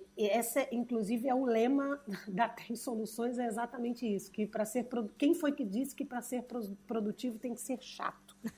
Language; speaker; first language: Portuguese; native; Portuguese